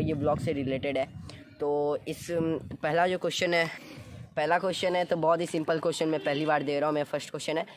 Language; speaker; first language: Hindi; native; Hindi